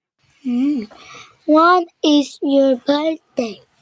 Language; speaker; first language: English; non-native, learner; Korean